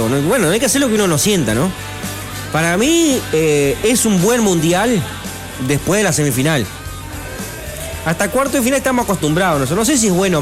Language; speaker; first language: Spanish; native; Spanish